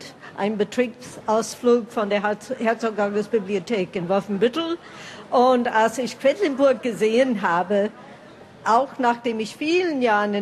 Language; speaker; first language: German; non-native, fluent; English